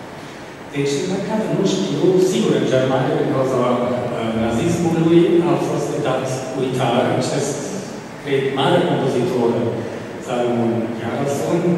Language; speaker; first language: Romanian; non-native, fluent; German